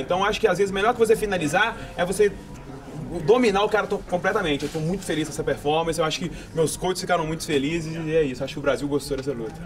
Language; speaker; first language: Portuguese; native; Portuguese